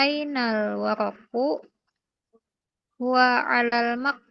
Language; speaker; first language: Arabic; non-native, learner; Indonesian